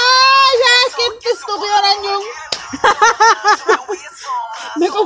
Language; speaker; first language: Spanish; native; Spanish